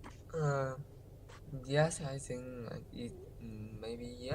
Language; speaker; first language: English; non-native, learner; Vietnamese